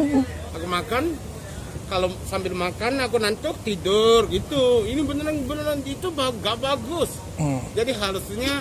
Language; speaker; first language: Indonesian; non-native, fluent; Japanese